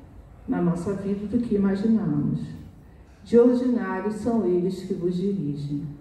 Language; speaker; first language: Portuguese; native; Portuguese